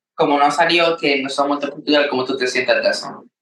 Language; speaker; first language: Spanish; early bilingual, heritage; Spanish